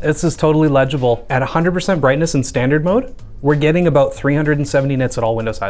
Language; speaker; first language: English; native; English